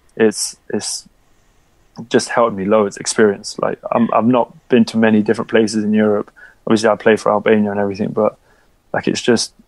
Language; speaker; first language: English; early bilingual, other home language; Albanian